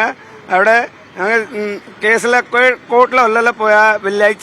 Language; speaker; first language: Malayalam; non-native, learner; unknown